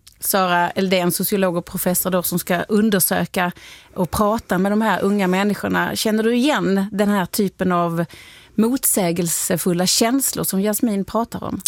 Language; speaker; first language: Swedish; native; Swedish